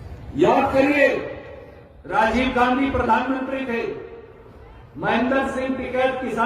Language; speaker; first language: Hindi; native; Hindi